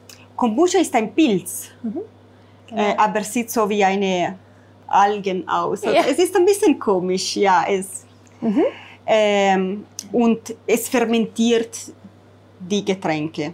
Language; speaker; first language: German; non-native, fluent; Italian